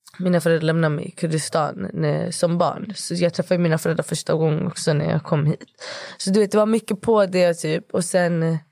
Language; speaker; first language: Swedish; early bilingual, other home language; Kurdish